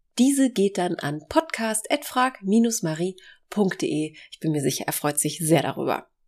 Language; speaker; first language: German; early bilingual, other home language; Polish